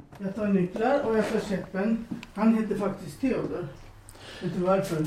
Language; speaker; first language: Swedish; non-native, fluent; Romanian